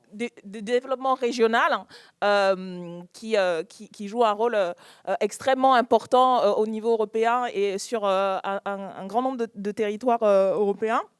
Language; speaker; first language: French; native; French